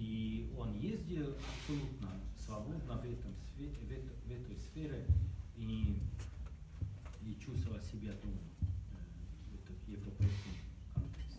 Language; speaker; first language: Russian; non-native, learner; Hungarian